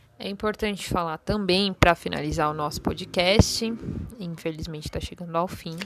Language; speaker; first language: Portuguese; native; Portuguese